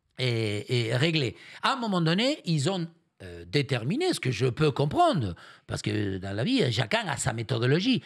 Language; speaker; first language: French; non-native, fluent; Spanish